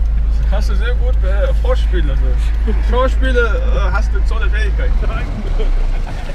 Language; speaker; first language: German; non-native, learner; Mongolian